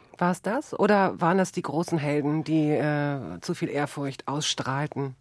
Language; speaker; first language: German; native; German